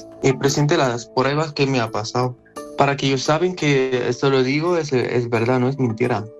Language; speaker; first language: Spanish; non-native, learner; Arabic